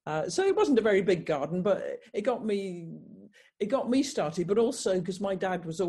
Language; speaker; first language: English; native; English